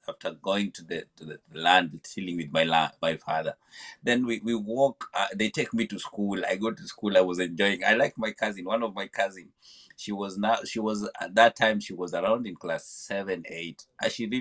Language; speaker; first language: English; non-native, local second language; Luo (Kenya and Tanzania)